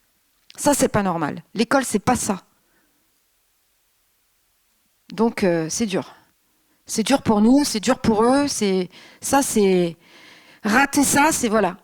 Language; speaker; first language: French; native; French